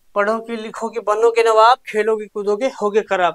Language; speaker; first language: Hindi; non-native, local second language; Marathi